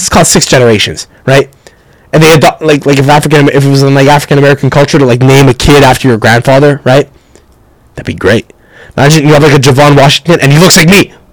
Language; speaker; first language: English; early bilingual, other home language; Italian